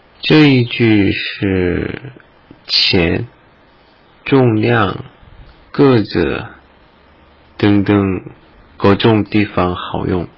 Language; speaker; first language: Chinese; non-native, learner; Korean